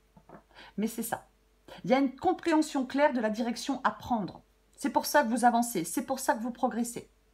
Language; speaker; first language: French; native; French